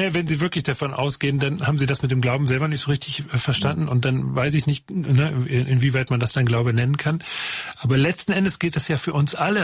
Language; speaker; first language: German; native; German